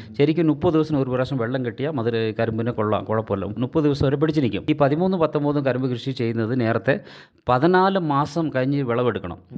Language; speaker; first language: Malayalam; non-native, local second language; Tamil